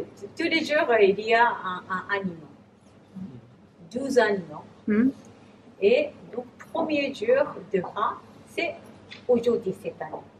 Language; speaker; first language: French; non-native, learner; Japanese